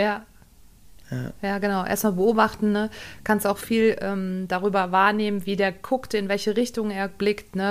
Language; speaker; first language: German; native; German